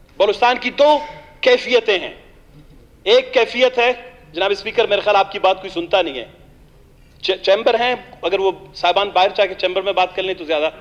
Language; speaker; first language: Urdu; non-native, local second language; Baluchi